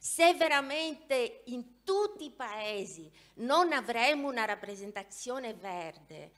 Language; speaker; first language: Italian; non-native, fluent; Greek